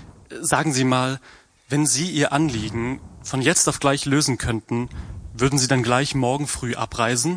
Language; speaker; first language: German; native; German